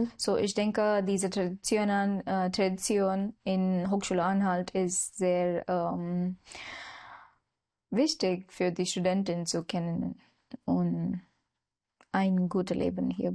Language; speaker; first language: German; non-native, learner; Marathi